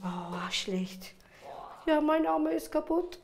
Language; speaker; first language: German; non-native, learner; Turkish